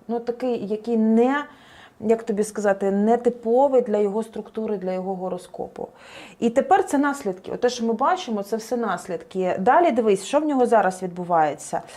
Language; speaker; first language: Ukrainian; native; Ukrainian